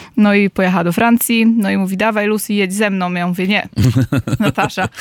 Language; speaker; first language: Polish; native; Polish